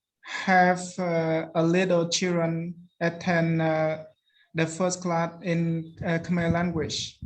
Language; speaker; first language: English; non-native, learner; Khmer